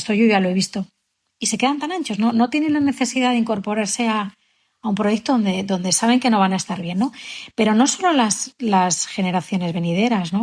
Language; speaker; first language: Spanish; native; Spanish